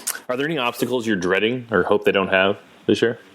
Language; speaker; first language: English; native; English